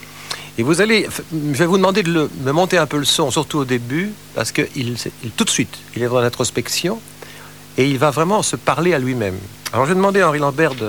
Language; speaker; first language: French; native; French